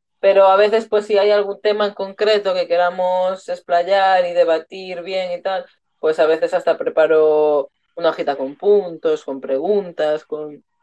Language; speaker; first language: Spanish; native; Spanish